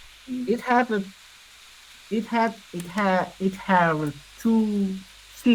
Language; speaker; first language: English; non-native, learner; Vietnamese